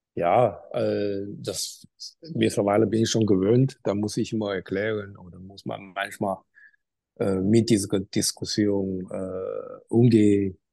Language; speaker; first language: German; non-native, learner; Chinese